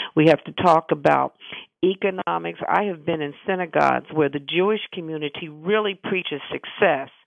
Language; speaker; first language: English; native; English